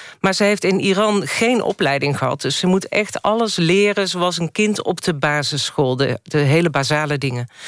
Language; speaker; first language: Dutch; native; Dutch